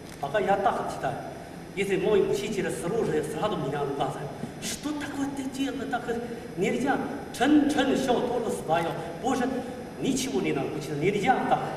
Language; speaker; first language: Russian; non-native, learner; Chinese